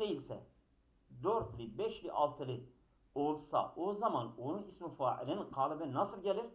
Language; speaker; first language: Turkish; native; Turkish